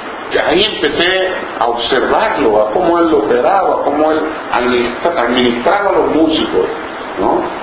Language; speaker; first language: Spanish; non-native, local second language; English